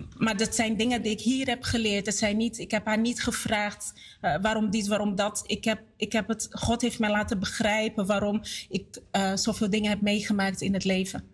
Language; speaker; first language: Dutch; non-native, fluent; Portuguese